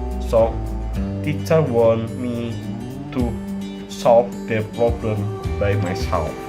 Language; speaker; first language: English; non-native, learner; Indonesian